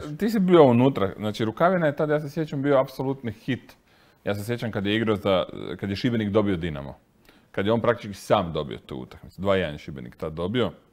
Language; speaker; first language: Croatian; native; Croatian